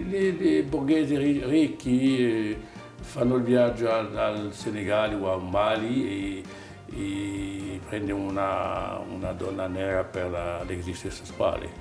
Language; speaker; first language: Italian; non-native, learner; Arabic